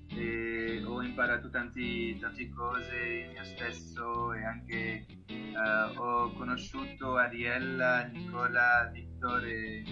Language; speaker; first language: Italian; non-native, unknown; Arabic